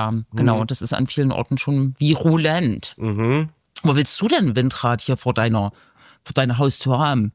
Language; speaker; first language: German; native; German